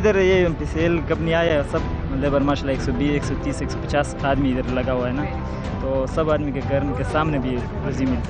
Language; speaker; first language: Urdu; non-native, local second language; Pashto